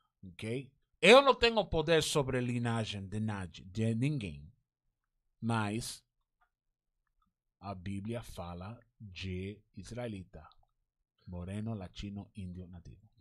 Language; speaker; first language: Portuguese; non-native, learner; Spanish